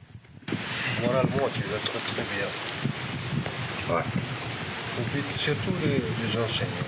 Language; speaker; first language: French; non-native, learner; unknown